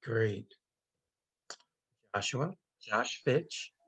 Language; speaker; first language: English; native; English